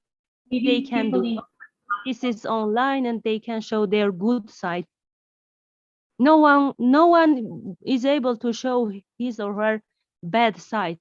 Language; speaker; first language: English; non-native, learner; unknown